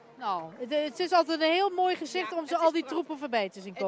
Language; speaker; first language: Dutch; native; Dutch